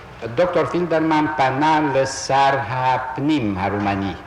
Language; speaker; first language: Hebrew; non-native, fluent; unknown